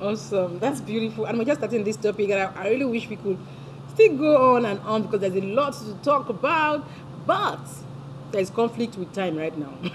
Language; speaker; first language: English; non-native, local second language; Yoruba